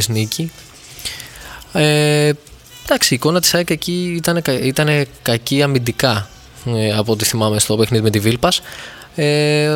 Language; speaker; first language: Greek; native; Greek